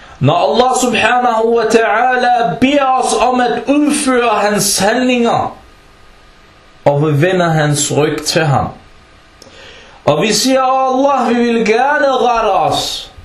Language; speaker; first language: Danish; non-native, fluent; Arabic